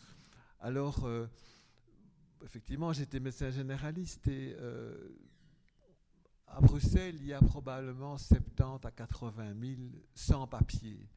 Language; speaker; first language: French; native; French